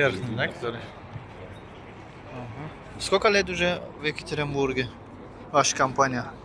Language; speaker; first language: Russian; non-native, learner; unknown